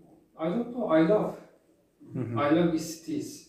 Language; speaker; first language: English; non-native, learner; Turkmen